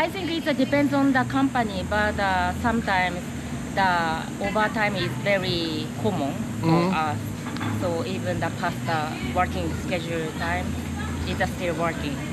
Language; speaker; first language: English; non-native, learner; Japanese